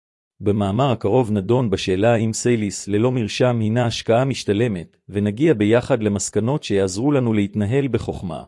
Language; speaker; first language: Hebrew; native; Hebrew